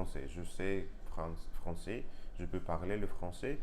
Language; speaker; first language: French; non-native, learner; Russian